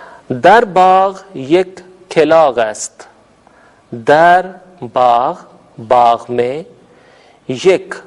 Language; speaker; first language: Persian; non-native, fluent; Urdu